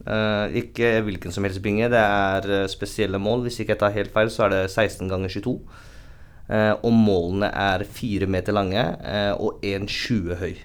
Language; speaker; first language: Norwegian; native; Norwegian